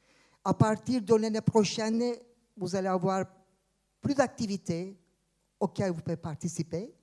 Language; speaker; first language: French; non-native, fluent; Turkish